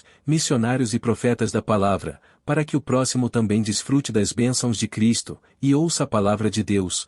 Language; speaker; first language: Portuguese; native; Portuguese